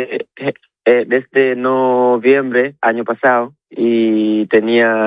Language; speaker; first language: Spanish; non-native, learner; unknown